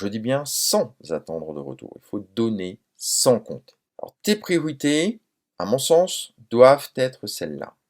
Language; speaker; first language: French; native; French